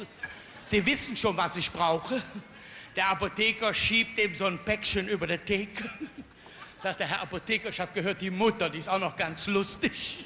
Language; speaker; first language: German; native; German